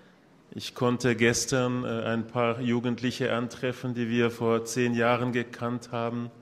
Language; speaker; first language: German; non-native, local second language; French